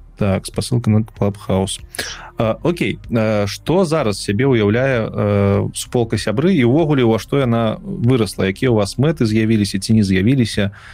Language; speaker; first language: Belarusian; non-native, local second language; Russian